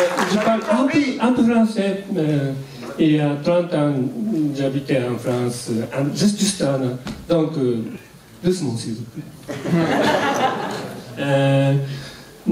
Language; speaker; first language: French; non-native, learner; Japanese